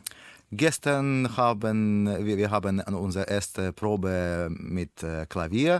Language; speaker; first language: German; non-native, learner; Russian